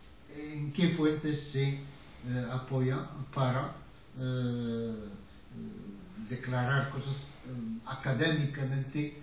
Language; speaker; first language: Spanish; non-native, fluent; Arabic